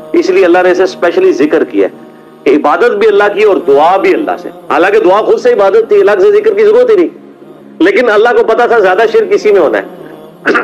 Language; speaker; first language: Urdu; non-native, local second language; Punjabi